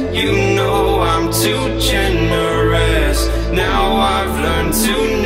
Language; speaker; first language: English; non-native, fluent; Indonesian